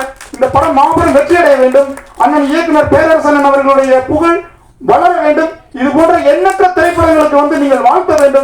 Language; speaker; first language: Tamil; native; Tamil